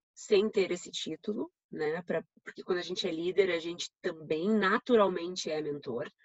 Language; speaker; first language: Portuguese; native; Portuguese